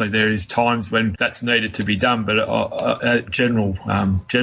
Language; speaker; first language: English; native; English